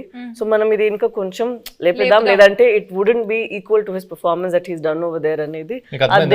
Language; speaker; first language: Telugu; non-native, local second language; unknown